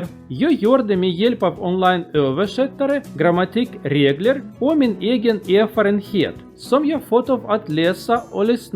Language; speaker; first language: Swedish; non-native, learner; Russian